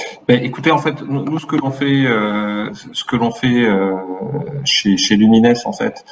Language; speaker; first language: French; native; French